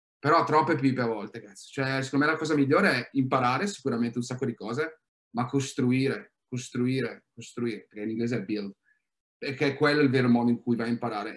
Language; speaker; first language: Italian; native; Italian